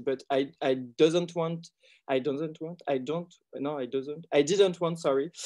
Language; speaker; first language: English; non-native, learner; French